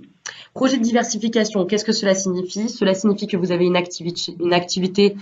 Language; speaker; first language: French; native; French